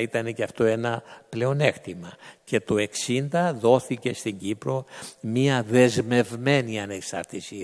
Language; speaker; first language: Greek; native; Greek